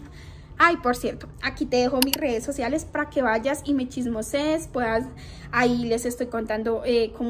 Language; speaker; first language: Spanish; native; Spanish